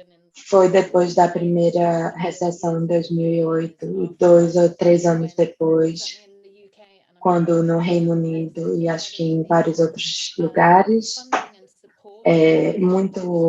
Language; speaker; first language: Portuguese; non-native, fluent; English